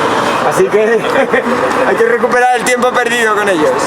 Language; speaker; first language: Spanish; native; Spanish